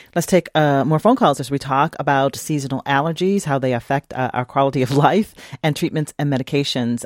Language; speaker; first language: English; native; English